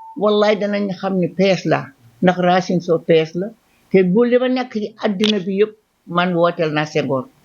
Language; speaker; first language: Wolof; non-native, local second language; Fula